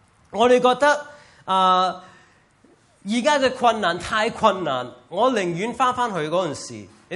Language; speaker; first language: Cantonese; non-native, fluent; English